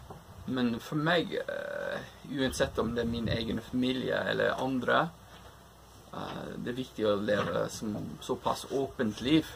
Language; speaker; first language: Norwegian; non-native, fluent; English